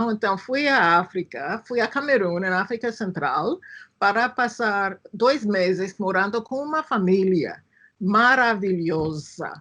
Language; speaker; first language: Portuguese; non-native, fluent; English